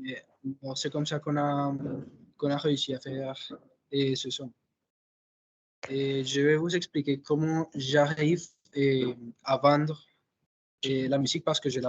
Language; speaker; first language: French; non-native, fluent; Spanish